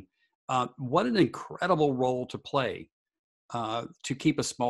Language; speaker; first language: English; native; English